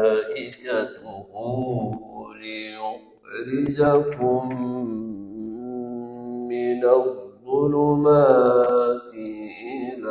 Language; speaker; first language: Arabic; native; Arabic